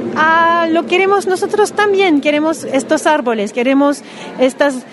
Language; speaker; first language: Spanish; non-native, fluent; English